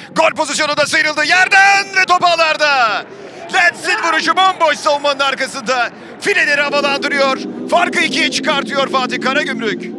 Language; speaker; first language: Turkish; native; Turkish